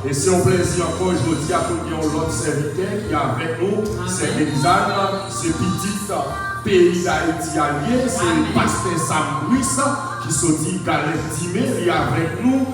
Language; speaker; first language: French; non-native, local second language; Haitian Creole